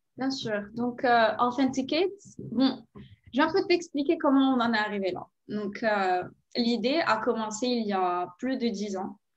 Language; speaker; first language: French; non-native, local second language; Arabic